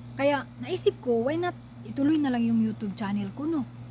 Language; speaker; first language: Filipino; non-native, local second language; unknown